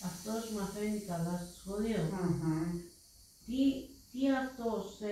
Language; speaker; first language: Greek; early bilingual, other home language; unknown